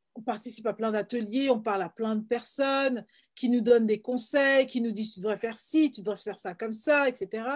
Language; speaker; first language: French; native; French